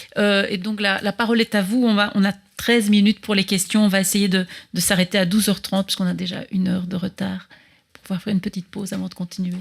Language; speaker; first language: French; native; French